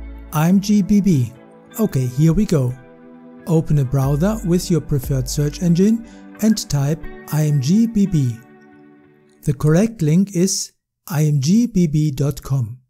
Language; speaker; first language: English; non-native, fluent; German